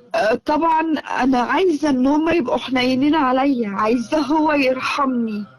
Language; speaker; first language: Arabic; native; Arabic